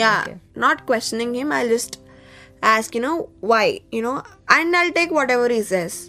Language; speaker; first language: English; non-native, local second language; Telugu